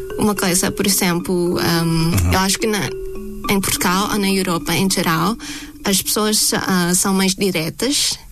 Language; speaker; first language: Portuguese; non-native, fluent; Thai